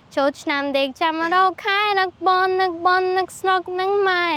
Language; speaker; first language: Khmer; non-native, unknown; Japanese